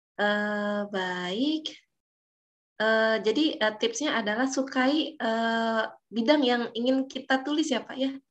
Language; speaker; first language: Indonesian; native; Indonesian